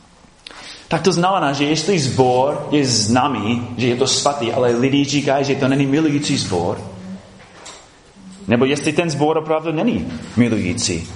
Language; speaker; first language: Czech; non-native, fluent; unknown